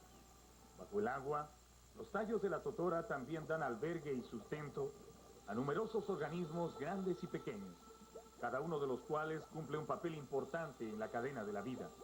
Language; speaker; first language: Spanish; native; Spanish